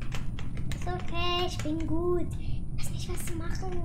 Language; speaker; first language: German; non-native, learner; English